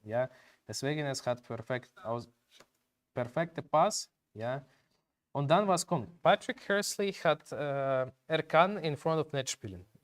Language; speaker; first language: German; non-native, learner; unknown